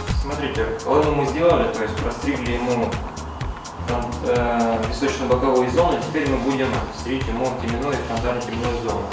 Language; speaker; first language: Russian; native; Russian